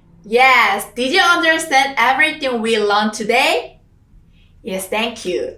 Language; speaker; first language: English; non-native, fluent; Korean